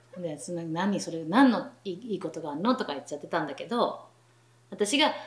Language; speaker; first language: Japanese; native; Japanese